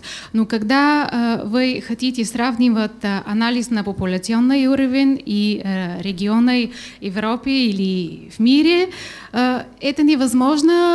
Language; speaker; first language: Russian; non-native, learner; Bulgarian